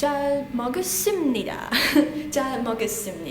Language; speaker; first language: Korean; non-native, learner; Hungarian